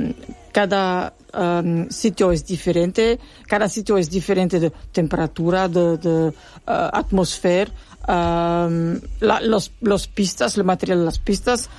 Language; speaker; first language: Spanish; non-native, learner; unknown